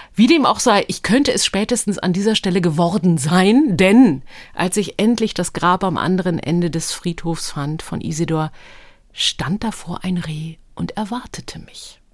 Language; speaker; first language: German; early bilingual, other home language; Hebrew